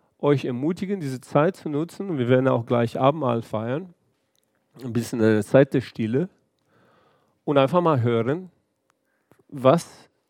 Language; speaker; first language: German; early bilingual, heritage; Portuguese